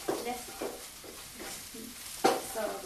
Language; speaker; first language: English; non-native, learner; Thai